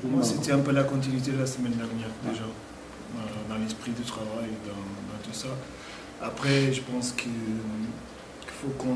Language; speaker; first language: French; non-native, fluent; Portuguese